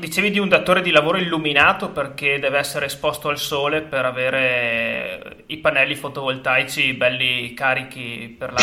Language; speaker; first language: Italian; native; Italian